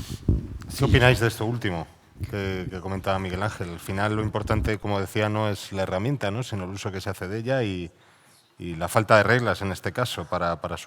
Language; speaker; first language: Spanish; native; Spanish